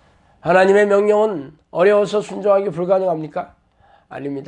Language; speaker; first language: Korean; native; Korean